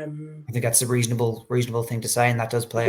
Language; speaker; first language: English; native; English